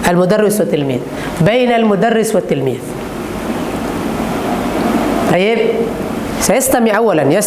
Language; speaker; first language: Arabic; non-native, fluent; Indonesian